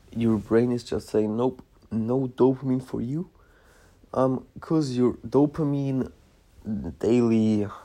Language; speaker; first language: English; non-native, fluent; Polish